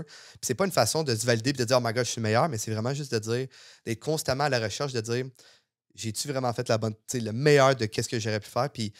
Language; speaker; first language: French; native; French